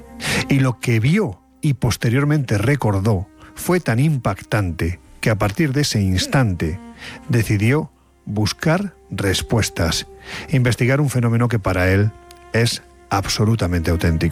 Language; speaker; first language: Spanish; native; Spanish